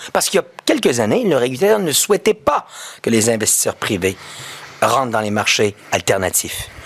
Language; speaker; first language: French; native; French